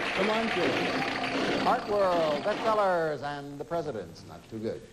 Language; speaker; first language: English; native; English